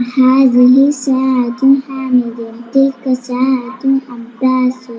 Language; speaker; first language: Arabic; non-native, learner; Malayalam